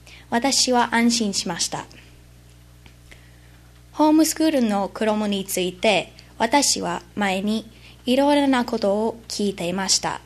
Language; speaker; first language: Japanese; non-native, learner; English